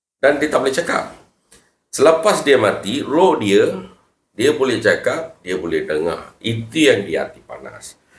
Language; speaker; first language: Malay; non-native, local second language; Tamil